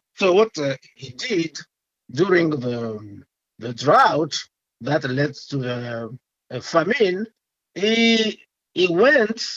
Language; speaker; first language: English; non-native, fluent; French